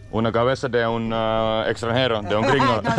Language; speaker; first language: Spanish; non-native, learner; Finnish